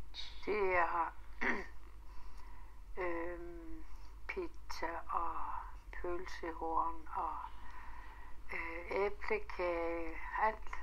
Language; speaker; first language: Danish; non-native, local second language; Kalaallisut